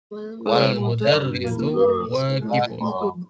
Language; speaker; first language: Arabic; non-native, learner; Indonesian